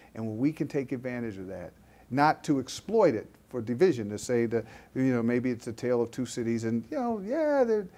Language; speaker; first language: English; native; English